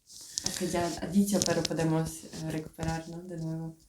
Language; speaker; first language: Spanish; non-native, fluent; Polish